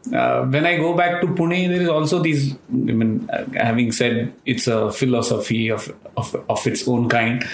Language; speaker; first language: English; non-native, local second language; Marathi